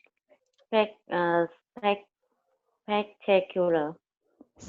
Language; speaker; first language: English; non-native, learner; Vietnamese